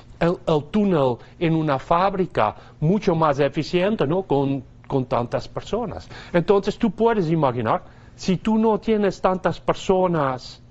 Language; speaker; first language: Spanish; non-native, fluent; Dutch